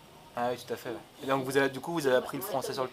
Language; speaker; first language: French; native; French